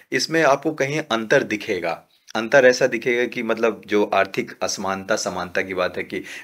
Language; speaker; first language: Hindi; native; Hindi